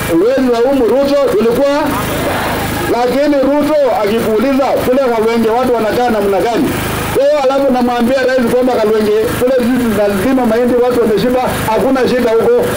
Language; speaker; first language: Swahili; non-native, local second language; Luyia